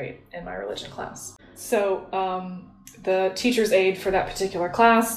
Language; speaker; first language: English; native; English